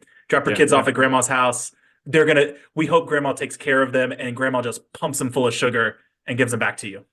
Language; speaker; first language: English; native; English